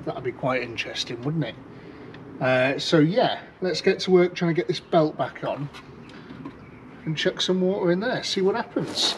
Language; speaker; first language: English; native; English